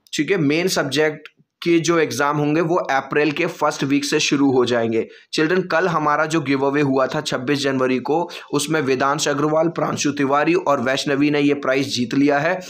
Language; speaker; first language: Hindi; native; Hindi